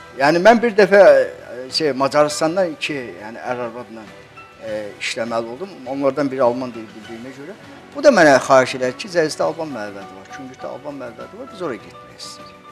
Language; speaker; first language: Azerbaijani; native; Azerbaijani